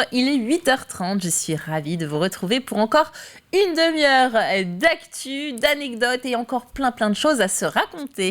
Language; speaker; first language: French; native; French